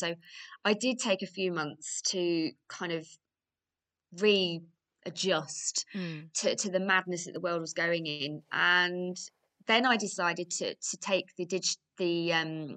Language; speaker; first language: English; native; English